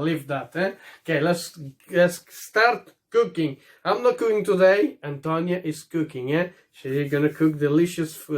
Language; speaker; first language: English; non-native, learner; Portuguese